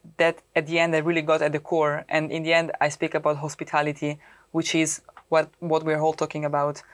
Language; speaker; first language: English; non-native, fluent; Italian